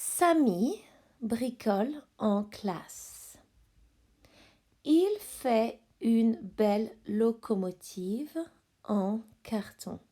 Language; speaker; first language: French; non-native, fluent; English